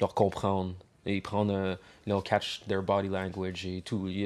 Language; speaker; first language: French; early bilingual, heritage; French